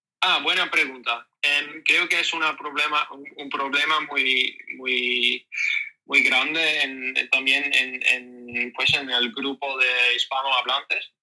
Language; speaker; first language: Spanish; non-native, learner; Dutch